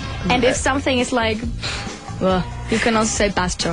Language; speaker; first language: English; non-native, fluent; German